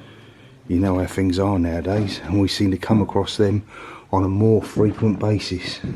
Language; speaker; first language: English; native; English